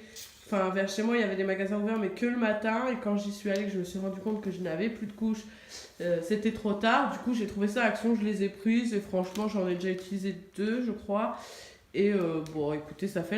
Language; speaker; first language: French; native; French